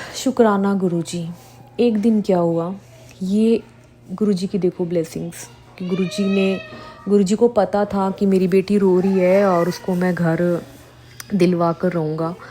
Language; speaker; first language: Hindi; native; Hindi